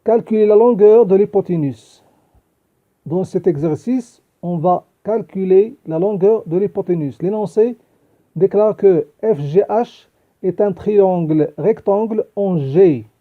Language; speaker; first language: French; non-native, local second language; Arabic